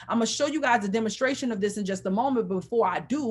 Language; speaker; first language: English; native; English